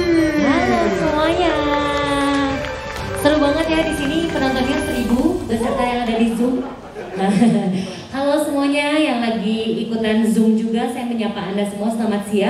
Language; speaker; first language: Indonesian; native; Indonesian